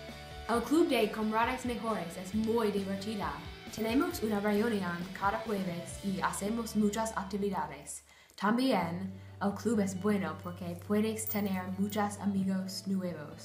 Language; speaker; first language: Spanish; non-native, learner; English